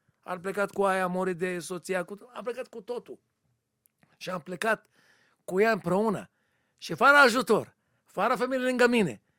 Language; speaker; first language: Romanian; non-native, learner; Hebrew